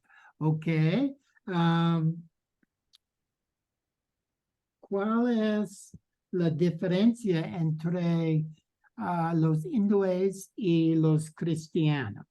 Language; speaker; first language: Spanish; non-native, learner; English